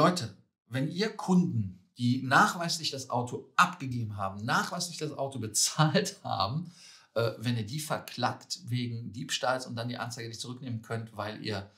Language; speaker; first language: German; native; German